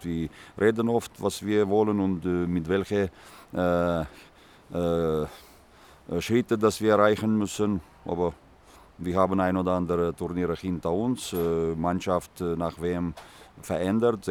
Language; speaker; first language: German; non-native, fluent; Russian